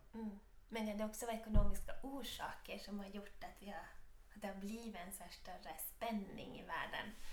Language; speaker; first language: Swedish; native; Swedish